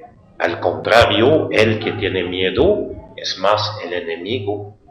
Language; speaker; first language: Spanish; non-native, fluent; French